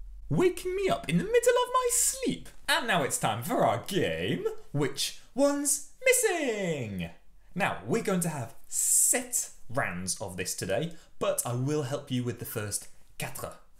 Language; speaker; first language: English; native; English